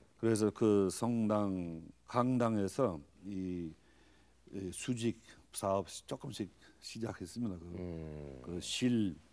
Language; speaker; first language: Korean; non-native, fluent; English